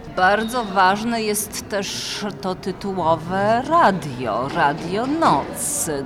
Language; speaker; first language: Polish; native; Polish